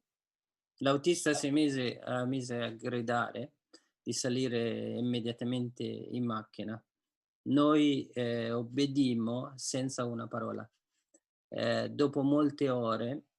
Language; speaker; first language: Italian; non-native, fluent; Persian